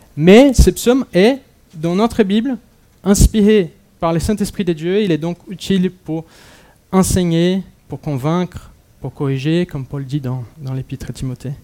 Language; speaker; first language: French; non-native, fluent; Portuguese